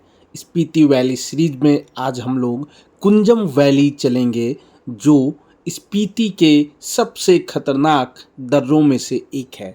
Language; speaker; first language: Hindi; native; Hindi